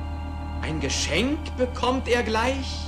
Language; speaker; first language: German; native; German